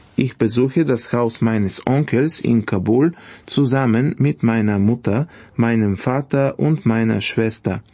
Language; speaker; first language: German; non-native, fluent; Bulgarian